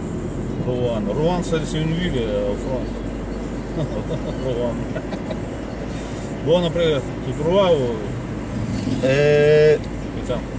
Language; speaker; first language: French; non-native, learner; Polish